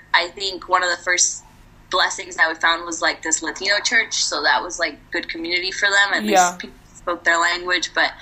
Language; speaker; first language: English; early bilingual, other home language; Spanish